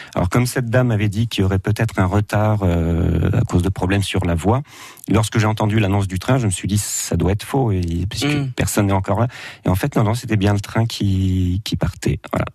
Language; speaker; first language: French; native; French